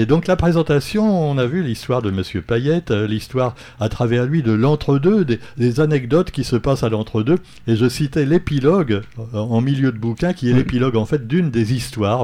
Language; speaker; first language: French; native; French